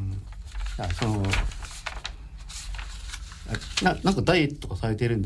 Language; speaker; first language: Japanese; native; Japanese